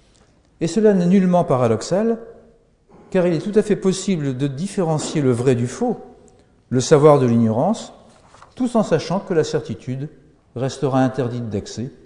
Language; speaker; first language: French; native; French